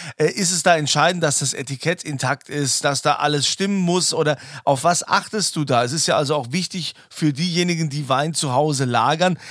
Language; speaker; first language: German; native; German